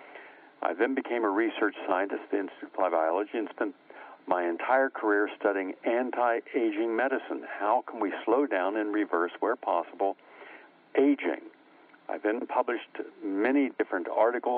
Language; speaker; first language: English; native; English